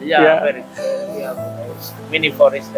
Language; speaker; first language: English; non-native, learner; Indonesian